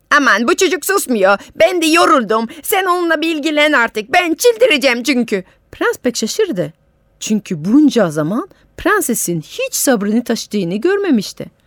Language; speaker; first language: Turkish; non-native, fluent; French